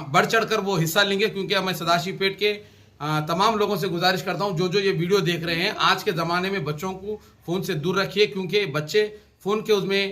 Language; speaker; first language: Hindi; non-native, local second language; Urdu